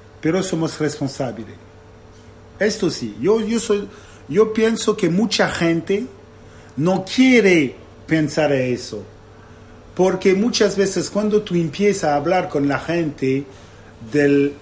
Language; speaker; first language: Spanish; non-native, learner; Italian